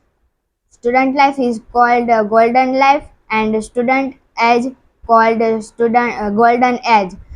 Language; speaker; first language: English; non-native, learner; Gujarati